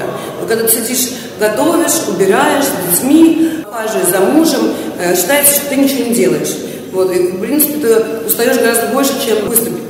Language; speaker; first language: Russian; native; Russian